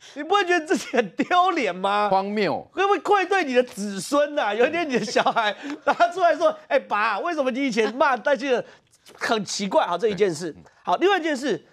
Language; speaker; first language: Chinese; native; Chinese